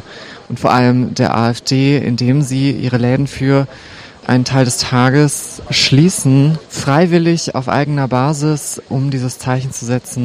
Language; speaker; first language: German; native; German